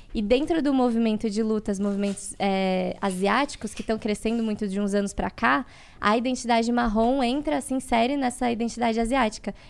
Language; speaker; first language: Portuguese; native; Portuguese